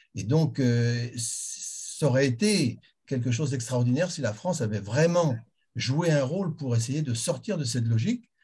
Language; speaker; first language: French; native; French